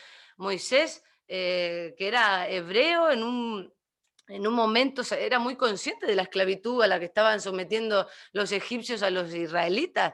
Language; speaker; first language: Spanish; native; Spanish